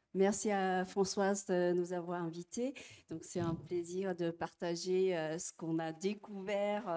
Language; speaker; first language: French; non-native, fluent; Chinese